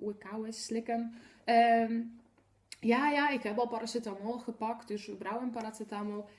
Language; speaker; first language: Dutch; non-native, fluent; Polish